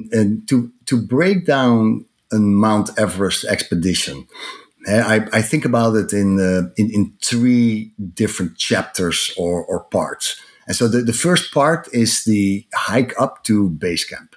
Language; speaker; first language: English; non-native, fluent; Dutch